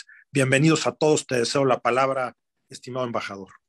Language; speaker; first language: Spanish; native; Spanish